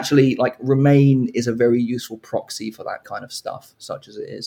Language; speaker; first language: English; native; English